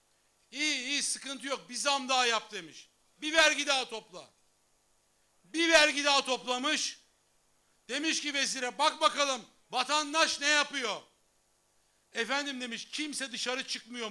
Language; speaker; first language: Turkish; native; Turkish